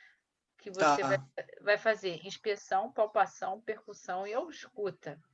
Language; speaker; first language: Portuguese; native; Portuguese